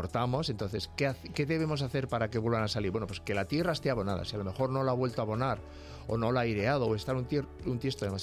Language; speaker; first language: Spanish; native; Spanish